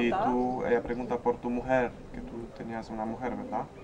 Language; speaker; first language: Spanish; non-native, learner; Polish